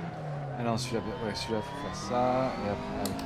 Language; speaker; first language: French; native; French